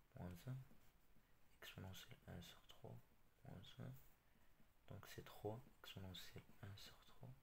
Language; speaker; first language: French; non-native, local second language; Arabic